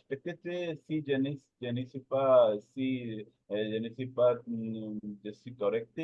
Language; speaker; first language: French; non-native, learner; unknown